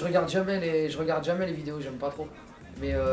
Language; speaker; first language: French; native; French